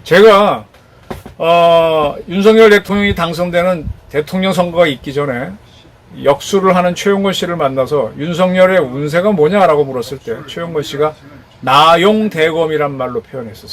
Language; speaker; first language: Korean; native; Korean